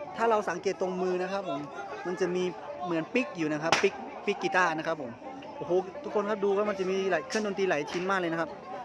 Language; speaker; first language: Thai; non-native, local second language; Lahu